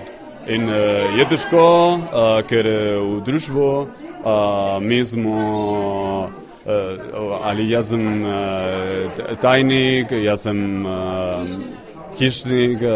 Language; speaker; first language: Slovenian; non-native, learner; Spanish